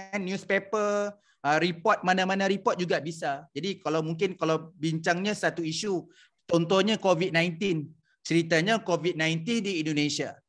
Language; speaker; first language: Malay; native; Malay